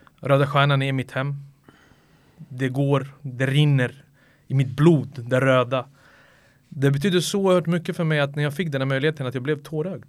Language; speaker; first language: Swedish; early bilingual, other home language; Serbian